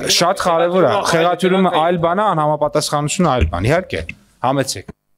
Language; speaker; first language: Armenian; native; Armenian